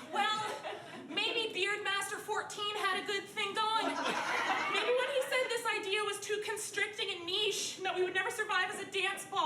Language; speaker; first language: English; native; English